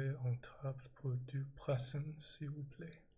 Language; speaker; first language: French; non-native, learner; English